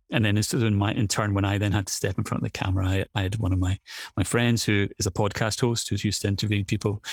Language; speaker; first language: English; native; English